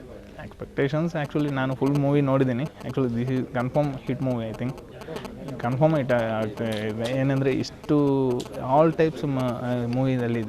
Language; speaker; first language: Kannada; non-native, learner; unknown